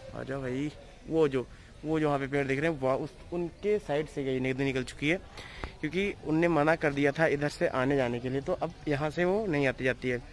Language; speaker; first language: Hindi; native; Hindi